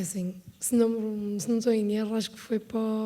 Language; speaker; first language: Portuguese; native; Portuguese